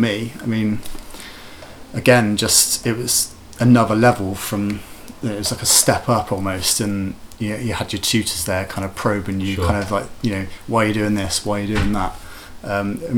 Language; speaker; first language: English; native; English